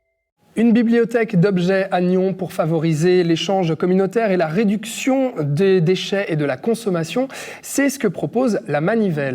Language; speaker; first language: French; native; French